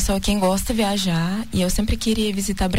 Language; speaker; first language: Portuguese; non-native, learner; Russian